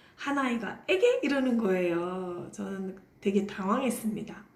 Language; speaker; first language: Korean; native; Korean